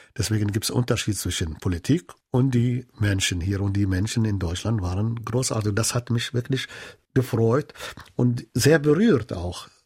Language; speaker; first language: German; non-native, fluent; Arabic